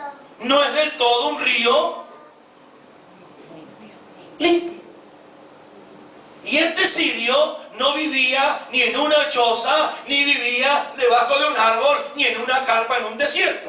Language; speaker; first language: Spanish; native; Spanish